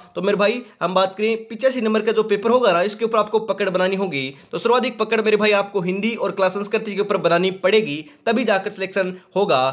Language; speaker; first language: Hindi; native; Hindi